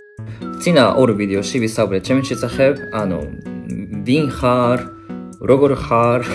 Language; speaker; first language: Georgian; non-native, fluent; Japanese